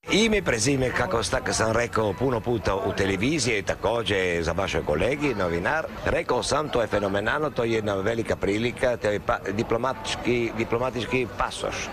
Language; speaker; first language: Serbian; non-native, learner; Italian